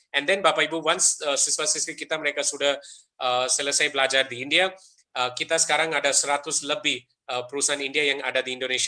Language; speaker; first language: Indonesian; non-native, fluent; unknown